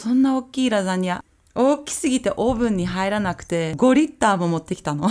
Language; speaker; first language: Japanese; native; Japanese